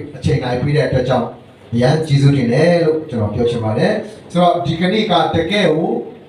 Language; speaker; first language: Burmese; non-native, local second language; Hakha Chin